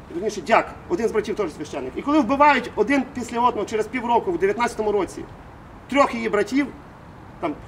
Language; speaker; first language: Ukrainian; native; Ukrainian